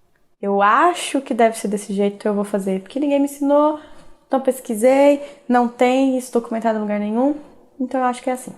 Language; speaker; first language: Portuguese; native; Portuguese